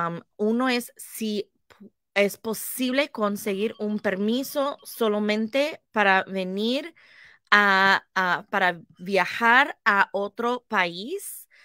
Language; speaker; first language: Spanish; non-native, fluent; English